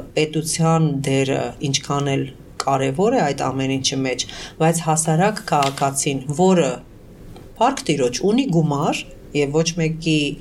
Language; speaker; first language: Armenian; early bilingual, heritage; Armenian